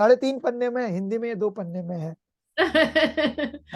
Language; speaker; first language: Hindi; native; Hindi